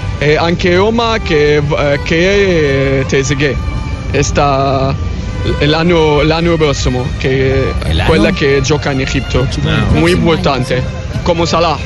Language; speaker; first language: Spanish; non-native, learner; Arabic